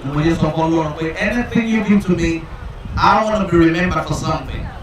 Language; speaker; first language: English; non-native, local second language; Yoruba